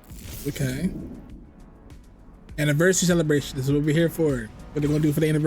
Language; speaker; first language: English; native; English